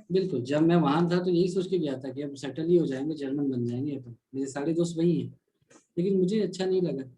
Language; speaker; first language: Hindi; native; Hindi